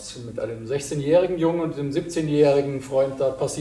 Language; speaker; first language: German; native; German